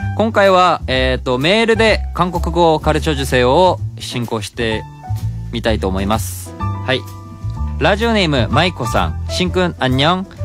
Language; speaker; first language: Japanese; non-native, fluent; Korean